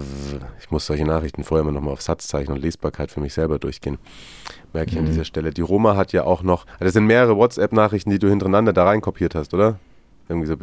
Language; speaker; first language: German; native; German